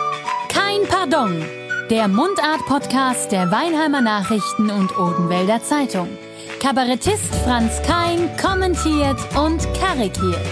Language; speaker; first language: German; native; German